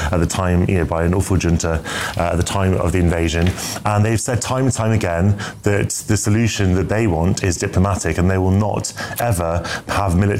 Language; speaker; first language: English; native; English